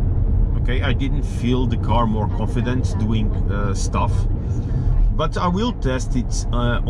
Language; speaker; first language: English; non-native, fluent; Portuguese